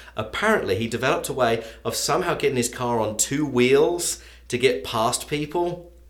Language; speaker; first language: English; native; English